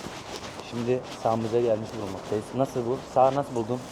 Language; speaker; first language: Turkish; early bilingual, other home language; Somali